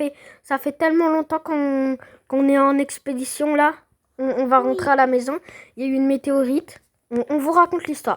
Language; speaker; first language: French; native; French